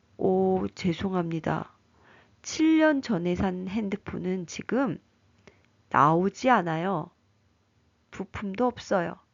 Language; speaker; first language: Korean; native; Korean